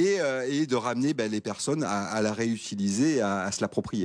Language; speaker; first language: French; native; French